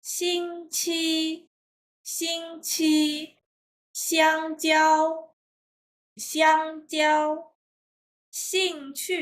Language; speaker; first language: Chinese; non-native, fluent; Indonesian